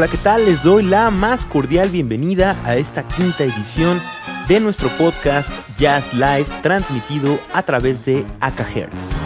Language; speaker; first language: Spanish; native; Spanish